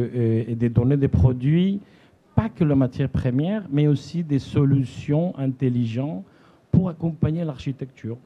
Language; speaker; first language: French; non-native, fluent; Spanish